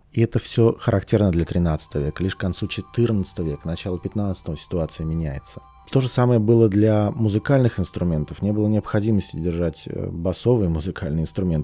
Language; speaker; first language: Russian; native; Russian